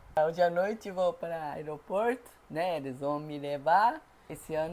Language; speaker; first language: Portuguese; non-native, fluent; Japanese